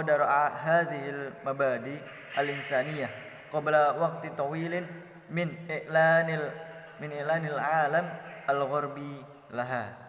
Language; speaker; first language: Arabic; non-native, learner; Indonesian